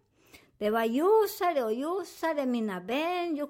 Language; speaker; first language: Swedish; non-native, learner; Spanish